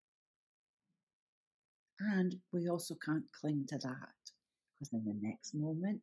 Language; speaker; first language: English; native; English